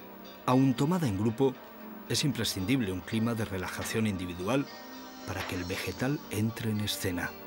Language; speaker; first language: Spanish; native; Spanish